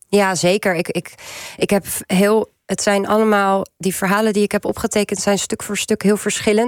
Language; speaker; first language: Dutch; native; Dutch